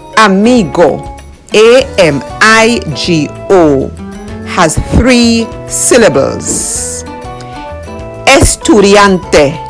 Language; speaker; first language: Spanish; non-native, learner; English